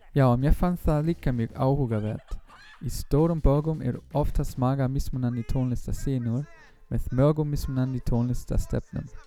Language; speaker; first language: Icelandic; non-native, learner; German